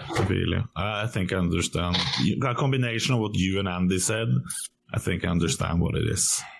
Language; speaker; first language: English; non-native, fluent; Norwegian